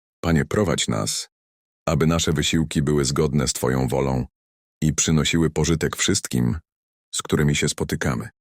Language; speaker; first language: Polish; native; Polish